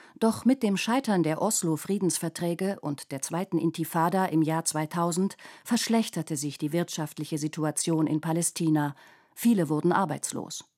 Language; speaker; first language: German; native; German